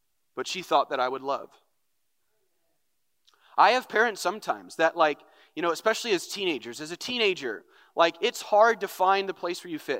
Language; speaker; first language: English; native; English